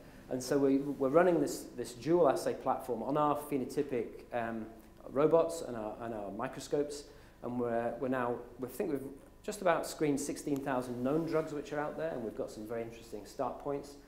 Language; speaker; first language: English; native; English